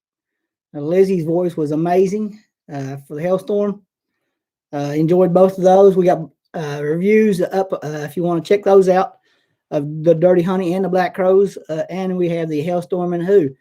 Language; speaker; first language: English; native; English